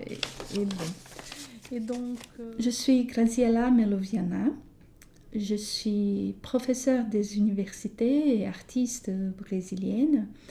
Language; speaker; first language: French; non-native, fluent; Portuguese